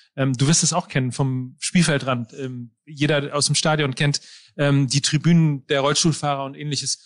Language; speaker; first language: German; native; German